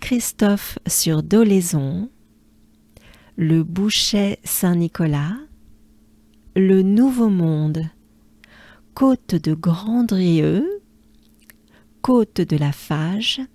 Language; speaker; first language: French; native; French